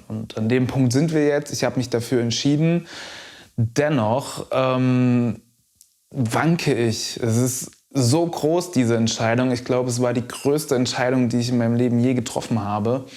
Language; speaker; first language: German; native; German